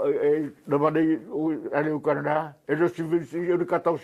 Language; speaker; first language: French; non-native, fluent; Vietnamese